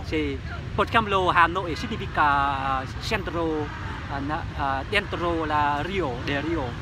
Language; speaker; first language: Spanish; non-native, learner; Vietnamese